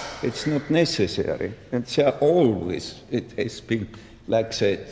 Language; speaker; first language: English; non-native, fluent; German